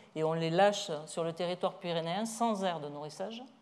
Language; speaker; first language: French; native; French